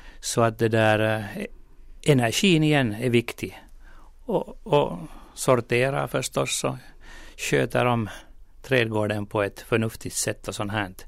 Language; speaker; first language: Swedish; native; Swedish